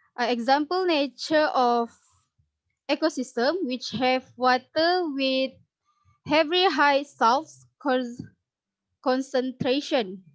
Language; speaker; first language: English; non-native, learner; Indonesian